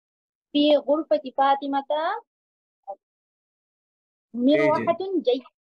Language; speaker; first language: Arabic; non-native, learner; Bangla